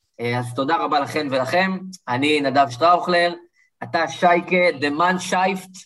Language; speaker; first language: Hebrew; early bilingual, other home language; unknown